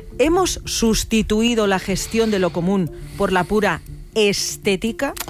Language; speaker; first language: Spanish; native; Spanish